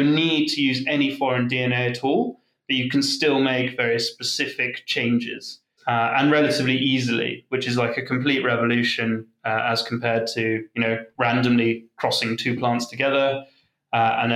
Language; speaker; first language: English; native; English